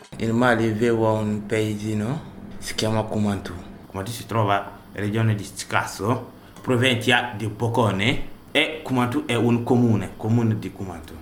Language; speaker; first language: Italian; non-native, learner; Bambara